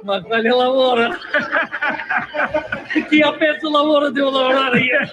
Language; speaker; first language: Italian; non-native, learner; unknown